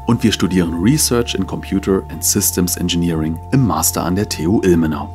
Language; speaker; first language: German; non-native, learner; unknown